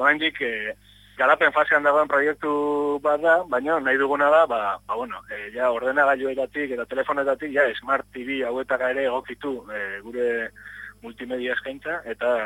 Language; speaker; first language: Basque; native; Basque